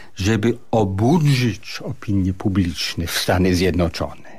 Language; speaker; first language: Polish; non-native, fluent; English